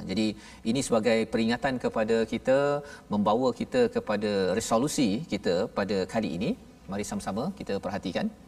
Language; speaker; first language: Malay; native; Malay